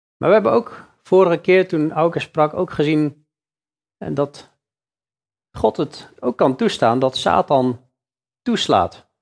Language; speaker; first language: Dutch; native; Dutch